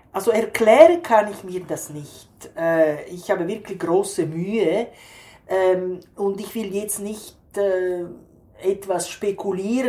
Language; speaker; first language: German; non-native, fluent; Italian